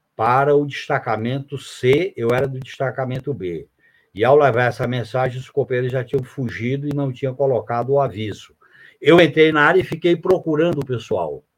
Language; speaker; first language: Portuguese; native; Portuguese